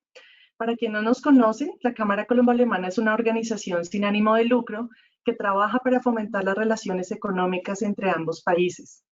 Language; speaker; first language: Spanish; native; Spanish